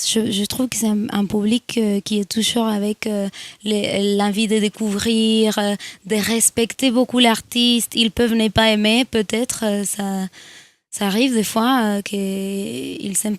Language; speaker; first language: French; non-native, fluent; Spanish